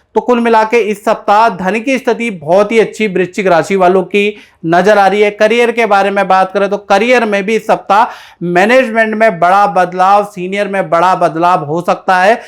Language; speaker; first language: Hindi; native; Hindi